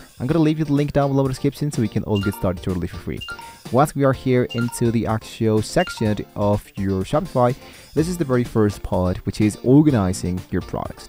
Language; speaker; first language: English; non-native, fluent; Spanish